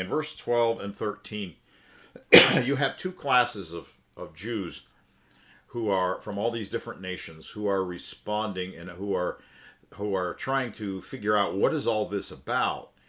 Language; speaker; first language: English; native; English